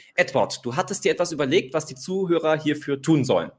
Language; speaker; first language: German; native; German